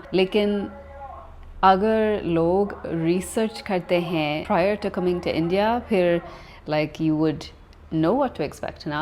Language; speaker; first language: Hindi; non-native, learner; English